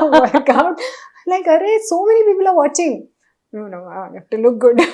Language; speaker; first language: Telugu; non-native, learner; Hindi